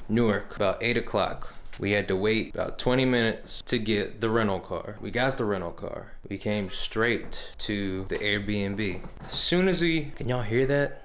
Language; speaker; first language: English; native; English